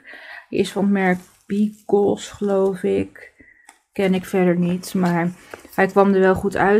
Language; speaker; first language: Dutch; native; Dutch